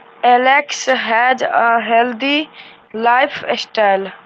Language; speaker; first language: English; non-native, learner; Hindi